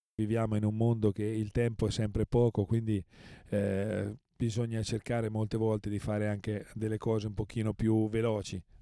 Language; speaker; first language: Italian; native; Italian